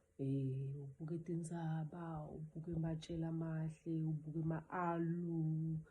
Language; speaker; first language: Zulu; non-native, local second language; Swati